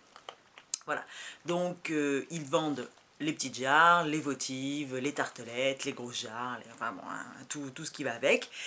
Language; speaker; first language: French; native; French